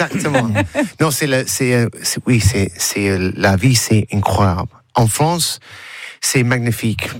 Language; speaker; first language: French; non-native, learner; English